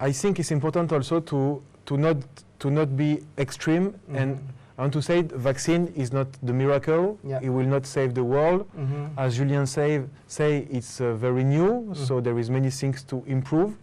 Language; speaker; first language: English; non-native, fluent; French